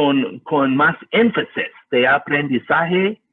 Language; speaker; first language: Spanish; non-native, learner; English